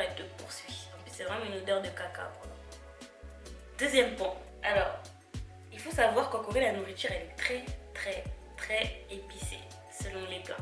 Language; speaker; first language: French; native; French